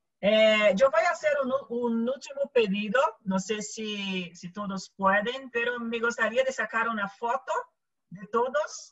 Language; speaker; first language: Spanish; non-native, learner; Portuguese